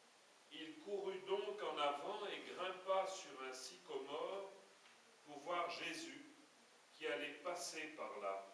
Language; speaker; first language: French; native; French